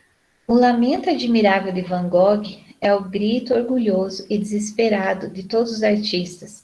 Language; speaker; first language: Portuguese; native; Portuguese